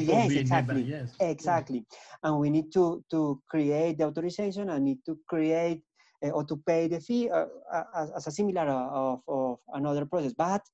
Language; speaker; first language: English; non-native, learner; Spanish